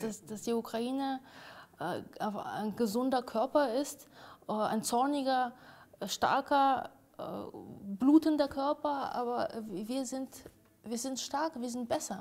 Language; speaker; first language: German; non-native, fluent; Russian